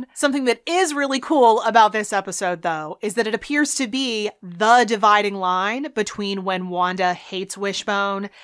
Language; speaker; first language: English; native; English